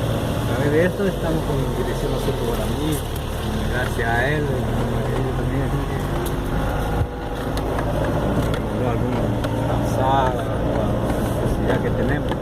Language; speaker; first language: Spanish; non-native, local second language; Guarani